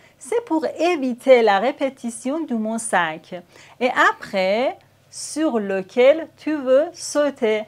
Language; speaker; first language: French; native; French